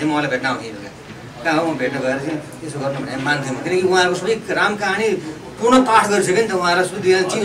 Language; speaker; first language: Nepali; native; Nepali